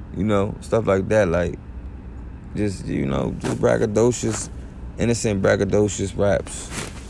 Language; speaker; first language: English; native; English